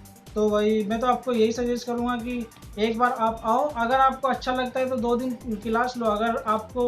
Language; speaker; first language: Hindi; native; Hindi